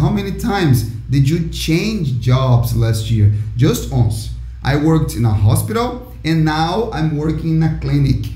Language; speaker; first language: English; non-native, fluent; Portuguese